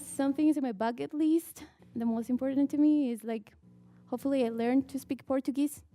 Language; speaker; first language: English; early bilingual, other home language; Spanish